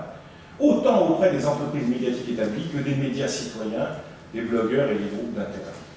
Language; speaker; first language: French; native; French